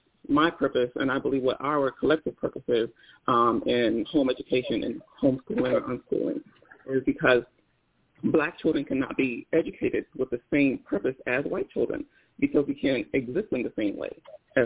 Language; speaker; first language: English; non-native, local second language; Igbo